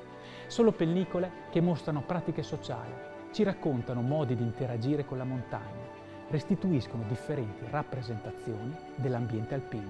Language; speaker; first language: Italian; native; Italian